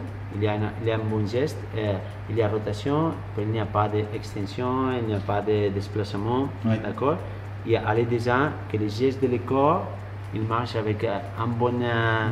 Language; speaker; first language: French; non-native, learner; Spanish